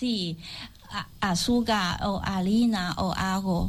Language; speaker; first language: Spanish; non-native, learner; Chinese